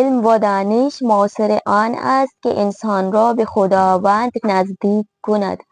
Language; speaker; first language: Persian; non-native, fluent; Urdu